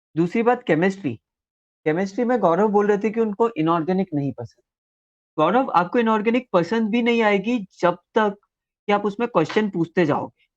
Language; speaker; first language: Hindi; native; Hindi